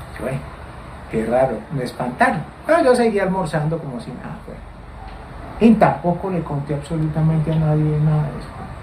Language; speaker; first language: Spanish; native; Spanish